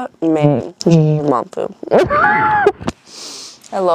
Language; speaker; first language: French; non-native, learner; English